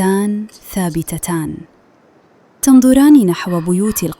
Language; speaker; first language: Arabic; native; Arabic